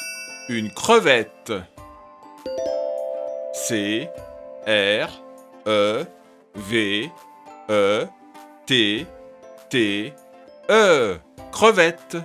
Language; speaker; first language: French; native; French